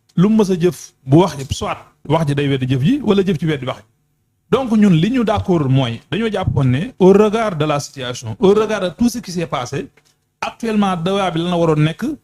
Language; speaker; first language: Wolof; native; Wolof